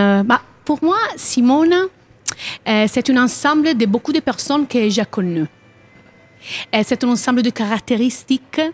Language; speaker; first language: French; non-native, learner; Italian